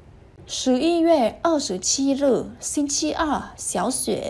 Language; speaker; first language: Chinese; non-native, learner; Vietnamese